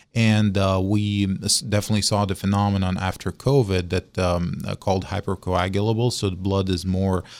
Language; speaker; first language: English; non-native, fluent; Arabic